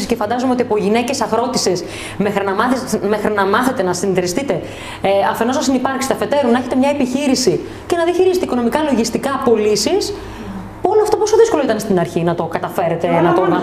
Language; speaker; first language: Greek; native; Greek